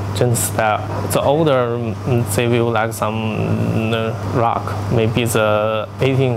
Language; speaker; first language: English; non-native, learner; Chinese